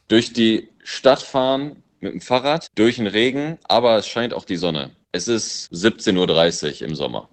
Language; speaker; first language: German; early bilingual, other home language; English